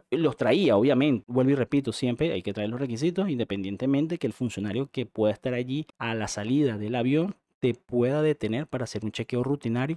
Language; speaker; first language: Spanish; native; Spanish